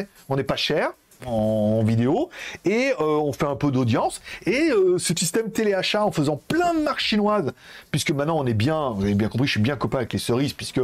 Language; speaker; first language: French; native; French